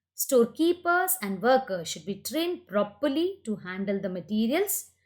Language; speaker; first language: English; non-native, local second language; Kannada